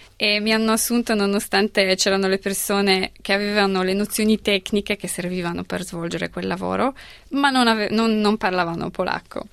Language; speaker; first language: Italian; non-native, fluent; Polish